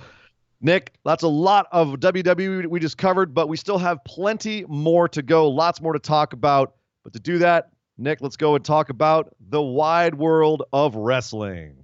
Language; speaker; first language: English; native; English